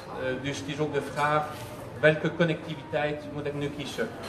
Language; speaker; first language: Dutch; non-native, fluent; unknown